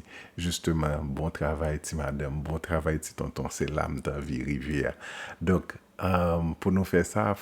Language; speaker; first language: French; non-native, local second language; Haitian Creole